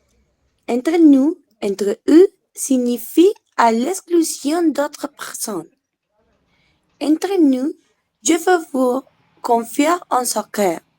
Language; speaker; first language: French; non-native, learner; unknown